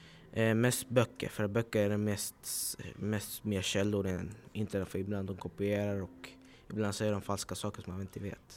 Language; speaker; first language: Swedish; early bilingual, other home language; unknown